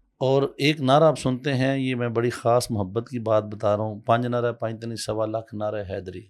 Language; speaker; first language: Urdu; native; Urdu